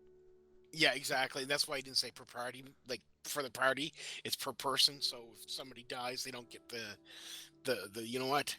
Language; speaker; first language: English; native; English